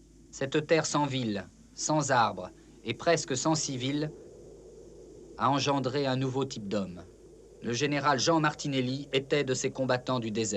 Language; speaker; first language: French; native; French